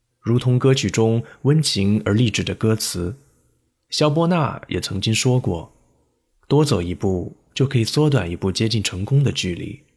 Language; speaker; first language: Chinese; native; Chinese